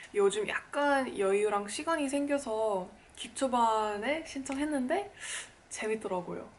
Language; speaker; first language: Korean; early bilingual, other home language; English